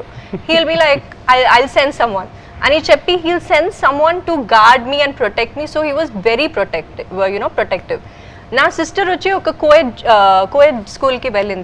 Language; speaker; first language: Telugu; early bilingual, heritage; Kannada